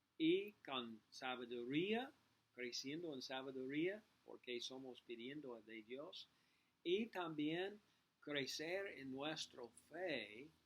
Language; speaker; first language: Spanish; non-native, learner; English